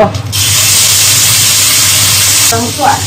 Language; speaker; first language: Chinese; native; Chinese